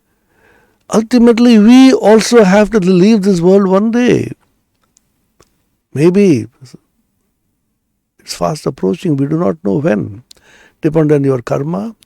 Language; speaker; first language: English; non-native, local second language; Bangla